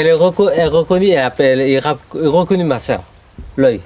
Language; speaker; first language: French; non-native, local second language; Vietnamese